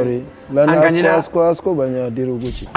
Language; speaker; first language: Basque; non-native, learner; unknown